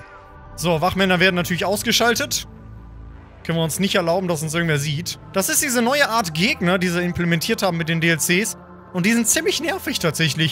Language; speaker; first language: German; native; German